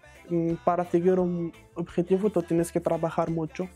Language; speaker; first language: Spanish; non-native, learner; Arabic